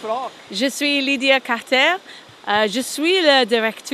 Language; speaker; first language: French; non-native, learner; English